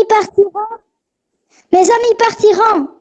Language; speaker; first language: French; non-native, learner; Arabic